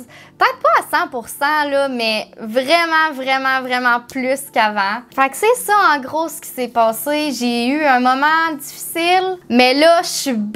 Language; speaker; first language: French; native; French